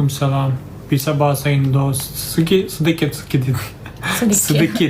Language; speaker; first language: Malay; non-native, learner; Turkish